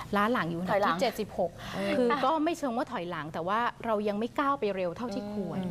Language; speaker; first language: Thai; native; Thai